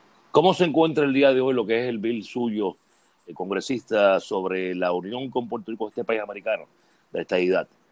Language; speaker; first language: Spanish; native; Spanish